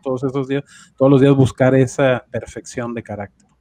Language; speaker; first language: Spanish; native; Spanish